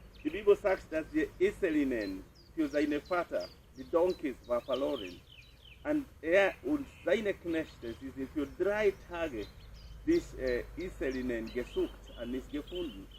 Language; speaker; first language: German; non-native, fluent; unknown